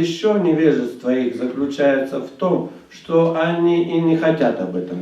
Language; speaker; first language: Russian; native; Russian